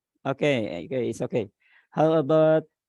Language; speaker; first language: English; non-native, learner; Indonesian